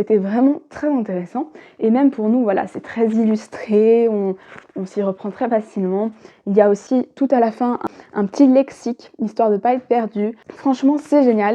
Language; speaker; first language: French; native; French